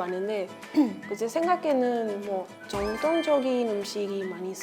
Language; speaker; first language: Korean; non-native, fluent; Spanish